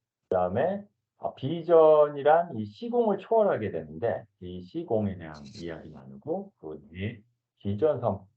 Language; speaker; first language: Korean; native; Korean